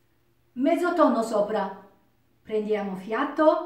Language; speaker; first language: Italian; non-native, learner; Japanese